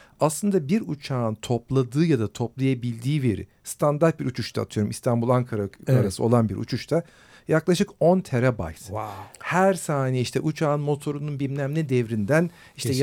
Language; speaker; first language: Turkish; native; Turkish